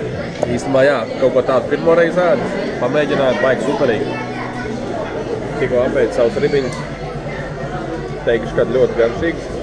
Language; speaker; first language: Latvian; native; Latvian